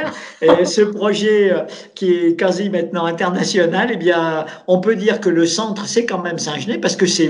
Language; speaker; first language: French; native; French